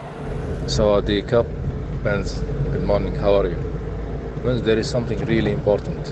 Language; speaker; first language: English; non-native, fluent; Arabic